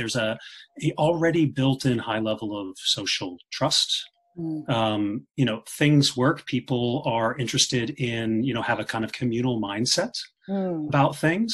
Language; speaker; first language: English; native; English